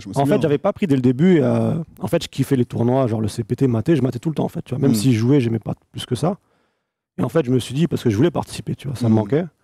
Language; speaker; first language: French; native; French